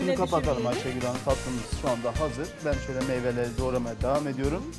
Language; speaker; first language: Turkish; native; Turkish